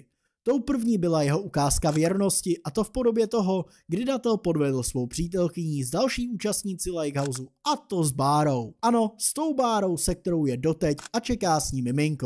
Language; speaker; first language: Czech; native; Czech